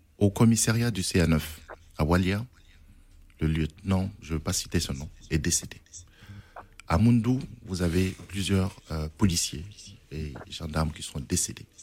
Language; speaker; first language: French; non-native, local second language; Arabic